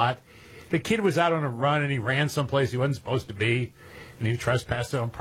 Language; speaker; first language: English; native; English